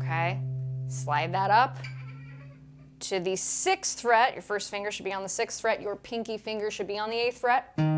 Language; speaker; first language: English; native; English